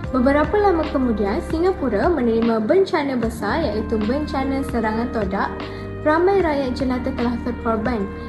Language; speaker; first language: Malay; native; Malay